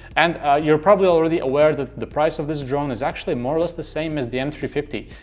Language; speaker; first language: English; non-native, fluent; Latvian